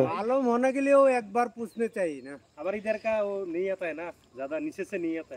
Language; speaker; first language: Hindi; non-native, local second language; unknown